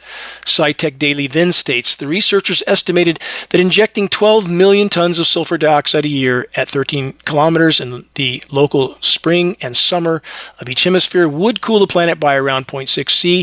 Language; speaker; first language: English; native; English